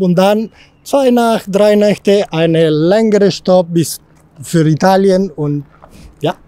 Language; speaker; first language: German; non-native, learner; Spanish